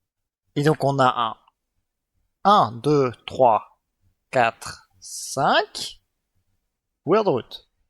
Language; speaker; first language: French; native; French